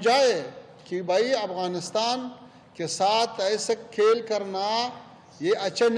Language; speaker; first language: Hindi; non-native, fluent; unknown